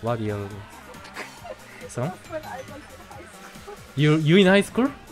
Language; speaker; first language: English; non-native, learner; Korean